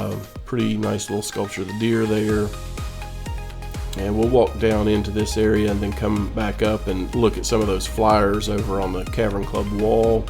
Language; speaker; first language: English; native; English